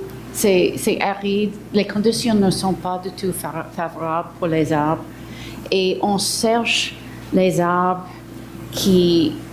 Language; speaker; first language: French; early bilingual, heritage; English